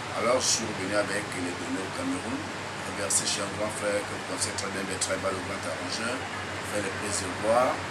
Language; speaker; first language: French; non-native, local second language; Lingala